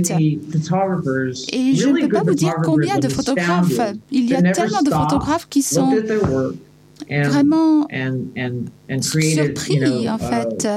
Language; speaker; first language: French; non-native, learner; English